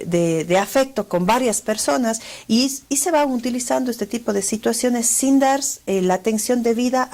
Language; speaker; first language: Spanish; native; Spanish